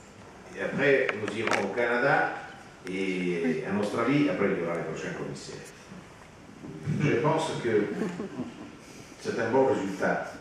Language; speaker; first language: French; non-native, fluent; Italian